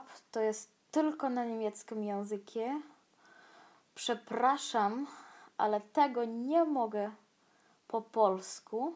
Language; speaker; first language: Polish; non-native, learner; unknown